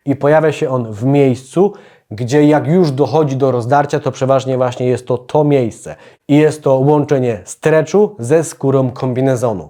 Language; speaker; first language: Polish; native; Polish